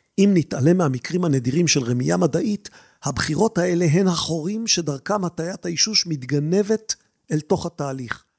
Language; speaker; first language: Hebrew; native; Hebrew